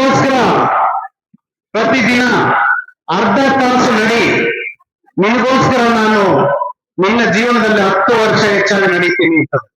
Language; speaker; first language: Kannada; native; Kannada